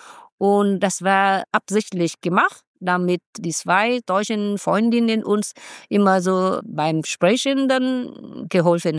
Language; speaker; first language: German; non-native, fluent; Vietnamese